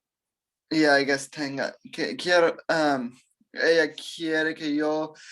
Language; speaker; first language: Spanish; non-native, learner; English